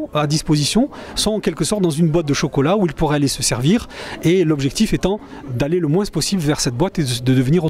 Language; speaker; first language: French; native; French